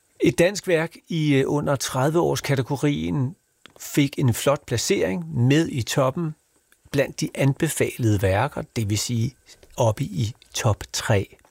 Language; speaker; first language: Danish; native; Danish